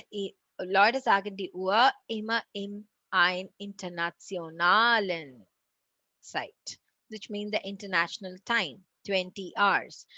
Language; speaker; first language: German; non-native, learner; Tamil